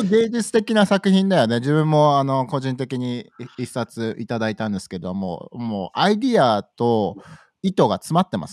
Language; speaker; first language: Japanese; native; Japanese